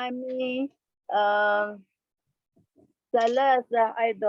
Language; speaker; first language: Arabic; non-native, learner; Malay